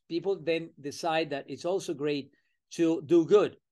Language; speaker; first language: English; non-native, fluent; Spanish